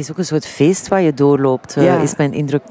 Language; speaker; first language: Dutch; native; Dutch